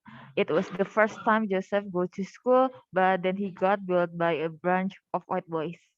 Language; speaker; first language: English; non-native, learner; Indonesian